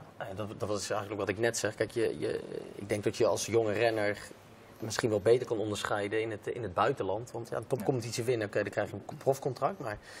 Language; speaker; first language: Dutch; native; Dutch